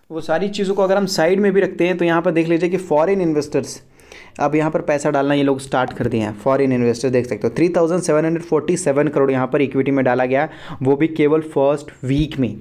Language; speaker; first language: Hindi; native; Hindi